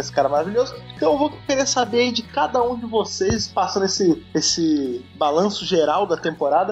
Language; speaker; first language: Portuguese; native; Portuguese